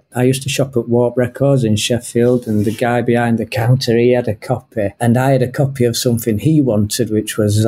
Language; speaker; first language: English; native; English